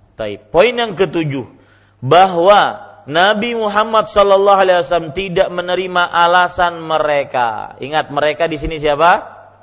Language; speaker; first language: Indonesian; non-native, local second language; Banjar